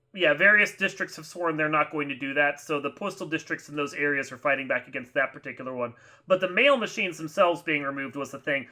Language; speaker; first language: English; native; English